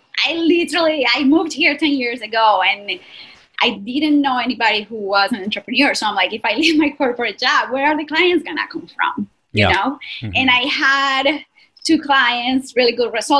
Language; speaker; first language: English; non-native, fluent; Spanish